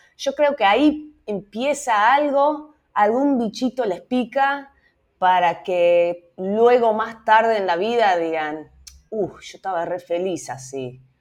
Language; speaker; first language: Spanish; non-native, fluent; Dutch